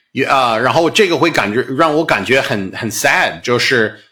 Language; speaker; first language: Chinese; non-native, fluent; English